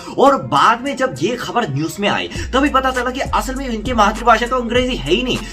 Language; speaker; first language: Hindi; non-native, fluent; Korean